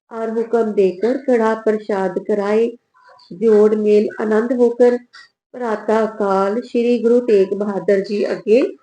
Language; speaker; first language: Hindi; non-native, local second language; Punjabi